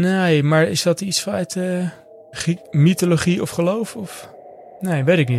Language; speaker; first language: Dutch; native; Dutch